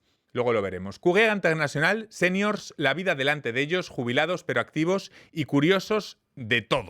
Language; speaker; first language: Spanish; native; Spanish